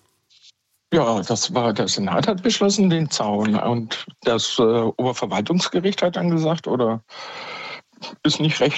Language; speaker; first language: German; native; German